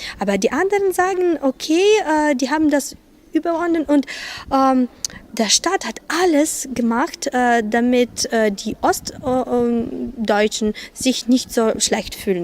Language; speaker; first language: German; non-native, fluent; Ukrainian